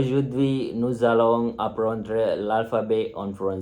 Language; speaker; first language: French; non-native, fluent; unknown